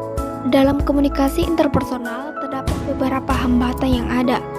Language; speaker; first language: Indonesian; native; Indonesian